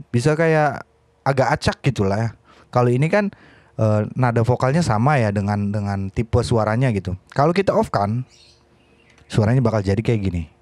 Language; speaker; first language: Indonesian; native; Indonesian